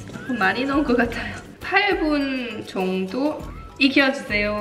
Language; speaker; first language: Korean; non-native, fluent; German